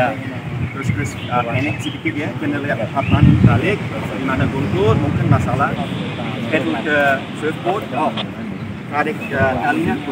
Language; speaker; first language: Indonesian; non-native, learner; English